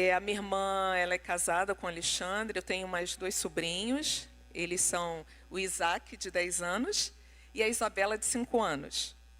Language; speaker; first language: Portuguese; non-native, local second language; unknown